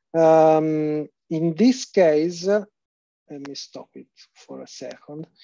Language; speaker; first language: English; non-native, fluent; Italian